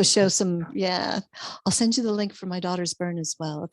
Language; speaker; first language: English; native; English